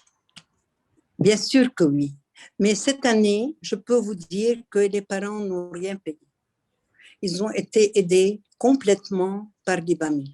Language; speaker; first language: French; non-native, local second language; Arabic